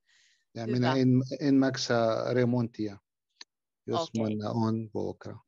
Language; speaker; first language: Finnish; non-native, learner; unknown